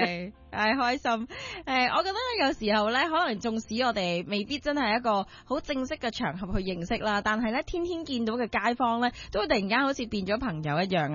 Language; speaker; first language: Cantonese; native; Cantonese